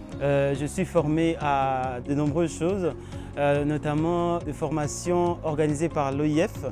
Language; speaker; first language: French; non-native, local second language; Lingala